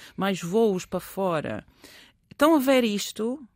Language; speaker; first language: Portuguese; non-native, fluent; English